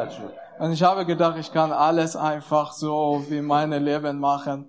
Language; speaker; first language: German; non-native, learner; Persian